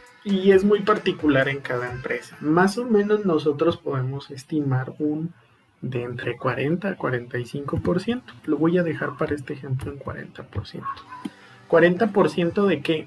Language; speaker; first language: Spanish; native; Spanish